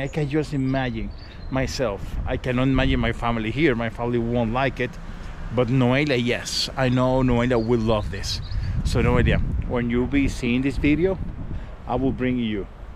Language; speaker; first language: English; non-native, fluent; Spanish